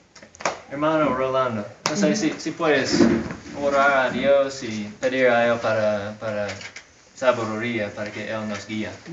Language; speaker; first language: Spanish; non-native, fluent; English